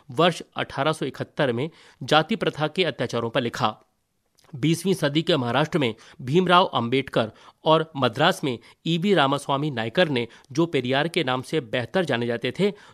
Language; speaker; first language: Hindi; native; Hindi